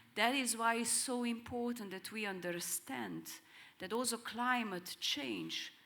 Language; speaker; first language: English; non-native, fluent; Slovenian